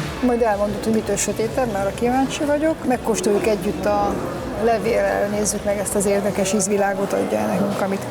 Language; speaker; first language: Hungarian; native; Hungarian